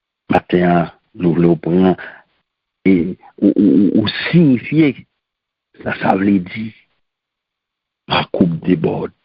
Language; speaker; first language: French; non-native, local second language; Haitian Creole